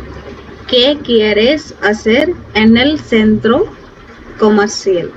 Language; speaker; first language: Spanish; non-native, fluent; Telugu